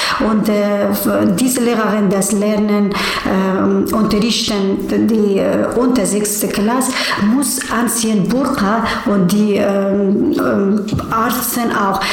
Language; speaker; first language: German; non-native, learner; Persian